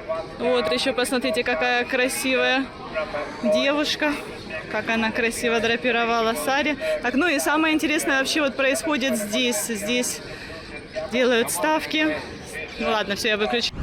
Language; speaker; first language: Russian; native; Russian